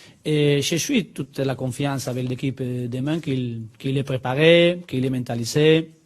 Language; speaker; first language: French; non-native, learner; Spanish